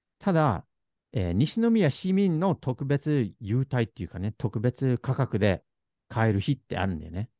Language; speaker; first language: Japanese; non-native, fluent; English